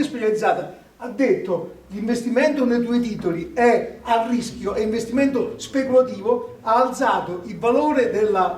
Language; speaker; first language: Italian; native; Italian